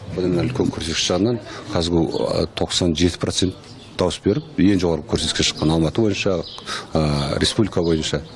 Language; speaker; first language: Kazakh; native; Kazakh